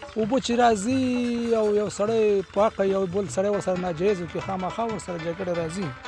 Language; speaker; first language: Pashto; non-native, local second language; Persian